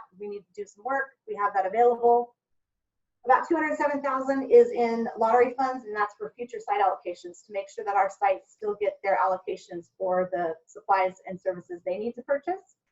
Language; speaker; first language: English; native; English